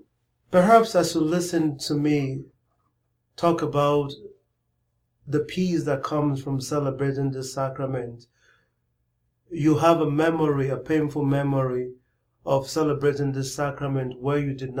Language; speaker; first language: English; non-native, local second language; Igbo